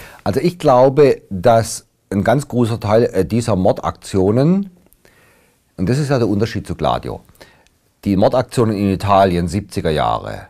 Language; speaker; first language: German; native; German